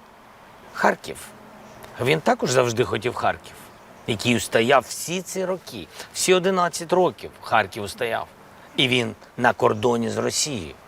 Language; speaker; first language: Ukrainian; non-native, local second language; Russian